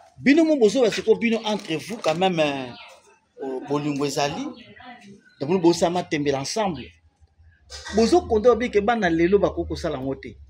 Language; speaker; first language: Lingala; native; Lingala